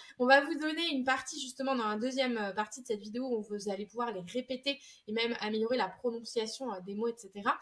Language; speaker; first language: French; native; French